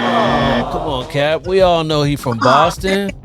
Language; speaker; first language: English; native; English